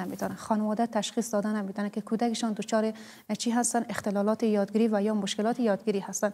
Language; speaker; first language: Persian; native; Persian